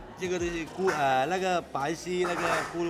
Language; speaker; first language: Chinese; native; Chinese